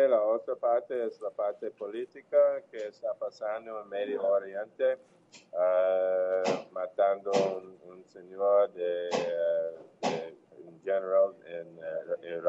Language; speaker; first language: Portuguese; non-native, learner; English